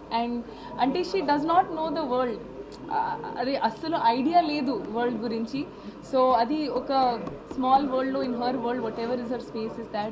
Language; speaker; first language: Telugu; non-native, learner; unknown